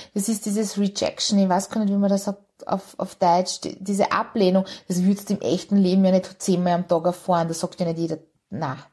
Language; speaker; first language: German; early bilingual, other home language; Hungarian